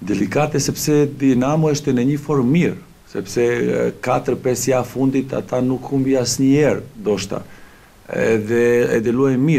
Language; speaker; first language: Albanian; non-native, learner; Croatian